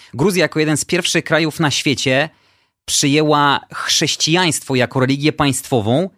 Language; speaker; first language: Polish; native; Polish